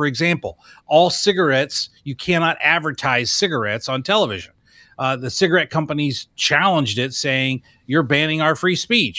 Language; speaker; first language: English; native; English